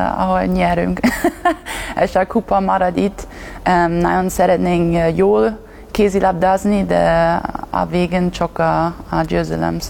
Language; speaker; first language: Hungarian; non-native, learner; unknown